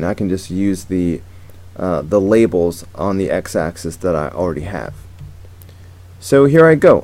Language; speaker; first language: English; native; English